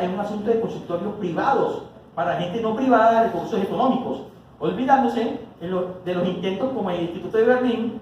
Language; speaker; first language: Spanish; native; Spanish